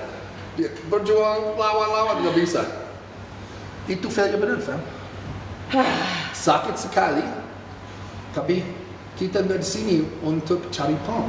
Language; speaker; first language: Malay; non-native, fluent; English